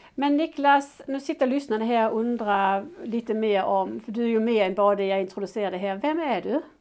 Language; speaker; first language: Swedish; non-native, fluent; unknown